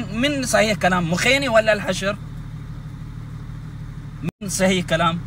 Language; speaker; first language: Arabic; native; Arabic